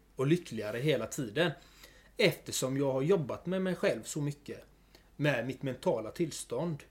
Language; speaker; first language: Swedish; native; Swedish